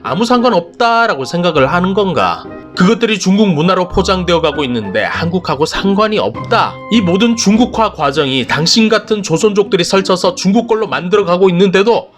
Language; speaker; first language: Korean; native; Korean